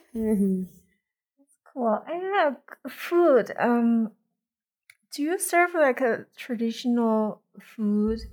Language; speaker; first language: English; non-native, fluent; Chinese